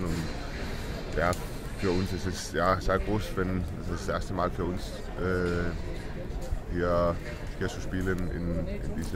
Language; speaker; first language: German; non-native, learner; Danish